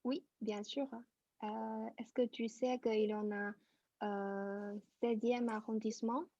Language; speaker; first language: French; non-native, fluent; Chinese